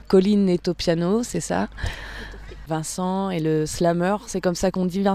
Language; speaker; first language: French; native; French